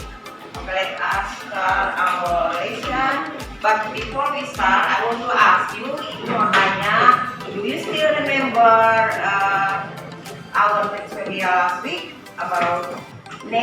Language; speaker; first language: English; non-native, learner; Indonesian